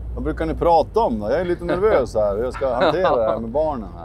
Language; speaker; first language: Swedish; native; Swedish